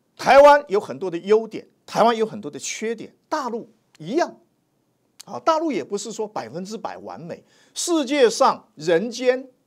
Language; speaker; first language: Chinese; native; Chinese